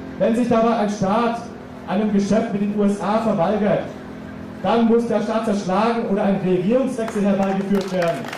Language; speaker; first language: German; native; German